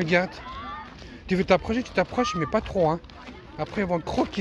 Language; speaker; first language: French; native; French